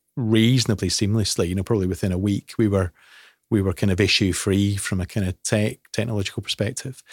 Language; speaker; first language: English; native; English